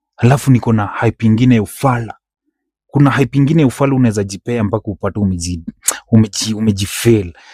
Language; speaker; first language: Swahili; native; Swahili